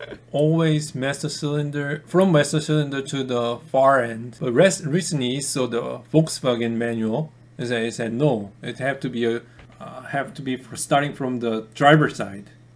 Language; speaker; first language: English; non-native, fluent; Korean